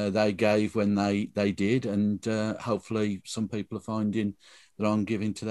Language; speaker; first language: English; native; English